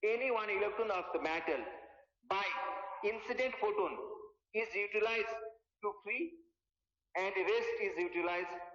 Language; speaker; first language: English; non-native, local second language; Nepali